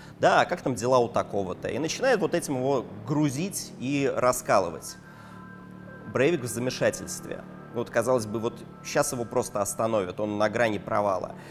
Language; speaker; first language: Russian; native; Russian